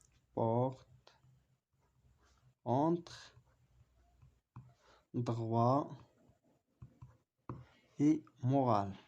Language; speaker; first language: French; non-native, local second language; Arabic